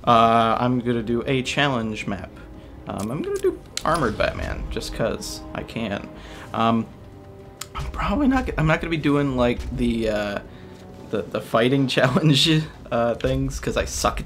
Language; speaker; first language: English; native; English